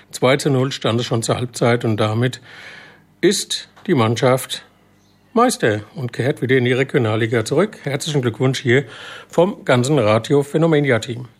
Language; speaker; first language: German; native; German